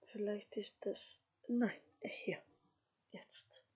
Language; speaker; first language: German; non-native, fluent; Macedonian